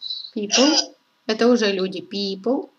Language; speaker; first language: English; non-native, learner; Russian